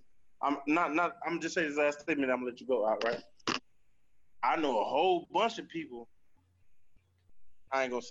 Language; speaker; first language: English; native; English